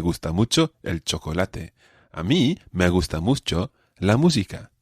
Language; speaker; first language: Spanish; non-native, fluent; English